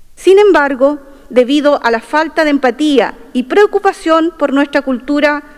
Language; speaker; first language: Spanish; non-native, local second language; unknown